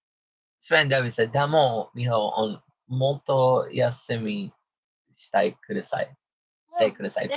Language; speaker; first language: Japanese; non-native, learner; English